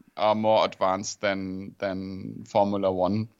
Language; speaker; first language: English; non-native, fluent; German